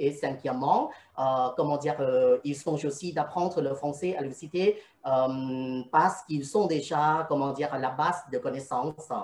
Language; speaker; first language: French; non-native, fluent; Thai